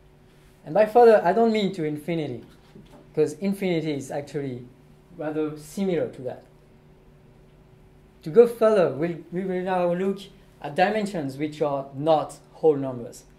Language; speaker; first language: English; non-native, fluent; French